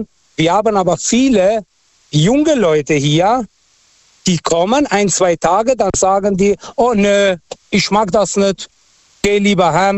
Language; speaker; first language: German; non-native, fluent; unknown